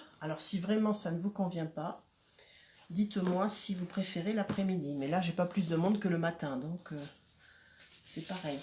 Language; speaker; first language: French; native; French